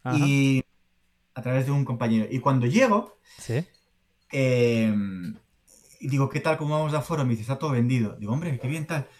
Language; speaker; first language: Spanish; native; Spanish